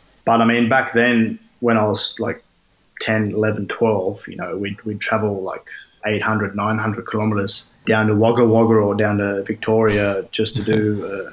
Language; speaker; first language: English; native; English